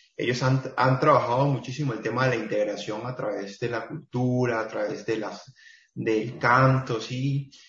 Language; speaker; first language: Spanish; native; Spanish